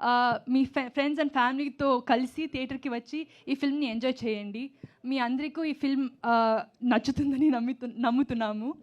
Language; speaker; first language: Telugu; non-native, local second language; Tamil